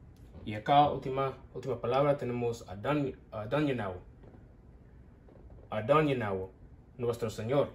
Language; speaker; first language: Spanish; non-native, learner; English